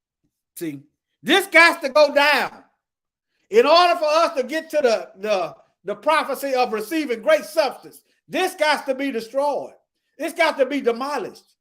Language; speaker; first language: English; native; English